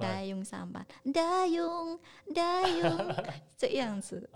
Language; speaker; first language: Chinese; non-native, learner; Indonesian